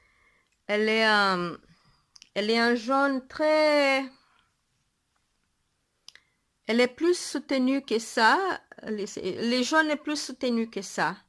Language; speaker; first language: French; non-native, fluent; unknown